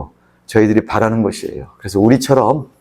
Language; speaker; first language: Korean; native; Korean